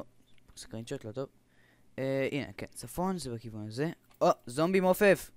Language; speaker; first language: Hebrew; native; Hebrew